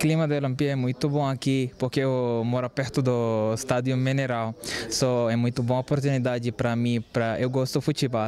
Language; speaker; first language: Portuguese; non-native, learner; English